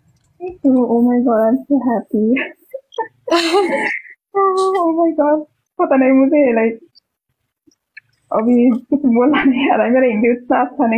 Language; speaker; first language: Hindi; non-native, learner; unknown